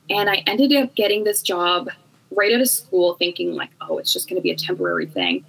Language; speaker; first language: English; native; English